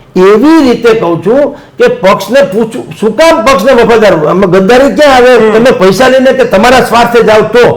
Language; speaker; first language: Gujarati; native; Gujarati